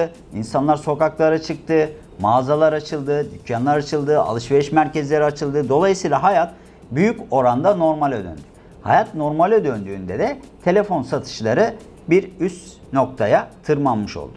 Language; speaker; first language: Turkish; native; Turkish